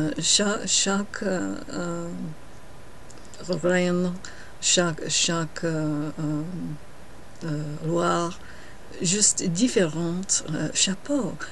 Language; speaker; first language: French; non-native, learner; English